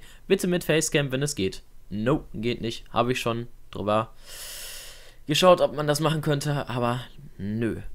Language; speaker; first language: German; native; German